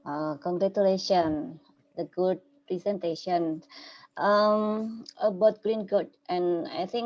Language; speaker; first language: English; non-native, learner; Indonesian